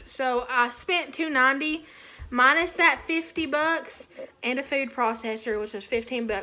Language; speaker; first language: English; native; English